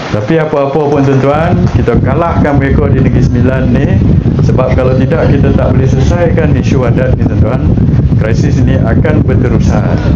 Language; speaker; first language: Malay; native; Malay